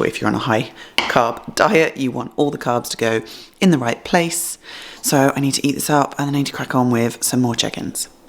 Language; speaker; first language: English; native; English